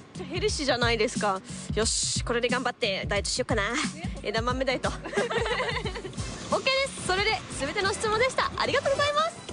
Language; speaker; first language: Japanese; non-native, fluent; English